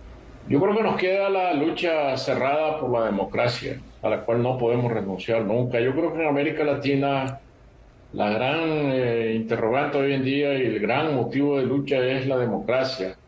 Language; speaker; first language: Spanish; native; Spanish